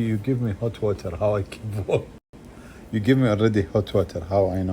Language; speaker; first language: English; non-native, learner; Arabic